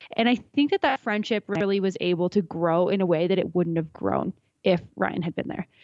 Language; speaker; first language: English; native; English